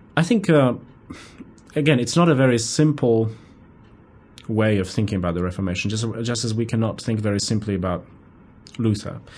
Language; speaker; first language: English; non-native, fluent; Polish